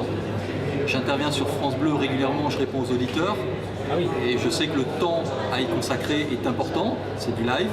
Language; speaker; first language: French; native; French